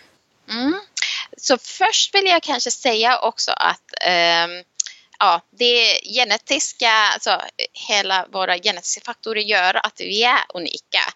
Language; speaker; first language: Swedish; non-native, local second language; Finnish